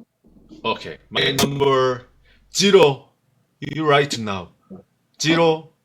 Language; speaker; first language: English; non-native, learner; Korean